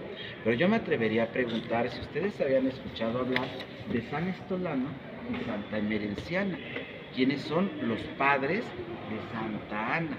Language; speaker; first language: Spanish; native; Spanish